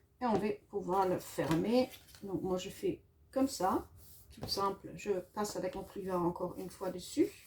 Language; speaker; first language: French; non-native, fluent; German